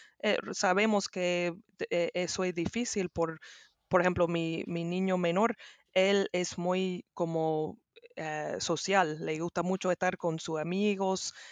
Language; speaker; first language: Spanish; non-native, learner; English